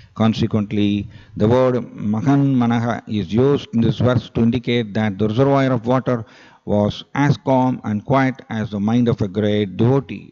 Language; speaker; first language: English; non-native, local second language; Tamil